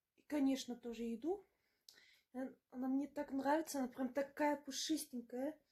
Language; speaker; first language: Russian; non-native, learner; German